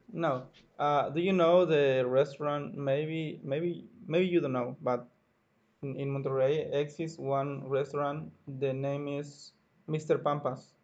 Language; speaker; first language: English; non-native, learner; Spanish